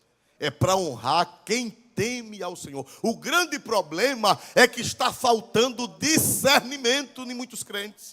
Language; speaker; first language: Portuguese; native; Portuguese